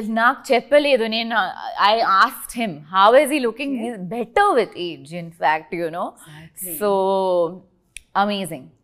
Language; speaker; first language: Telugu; non-native, learner; Tulu